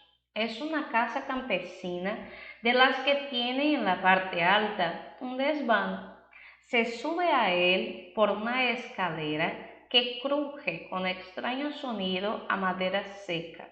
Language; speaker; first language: Spanish; non-native, fluent; Portuguese